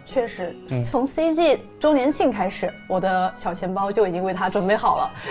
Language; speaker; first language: Chinese; native; Chinese